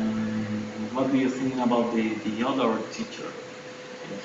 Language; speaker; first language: English; non-native, learner; Spanish